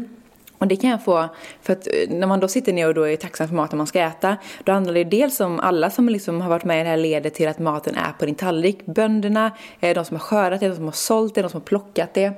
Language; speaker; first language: Swedish; native; Swedish